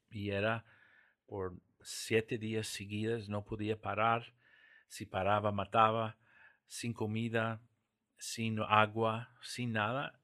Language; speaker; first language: Spanish; non-native, fluent; English